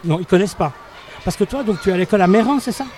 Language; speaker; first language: French; native; French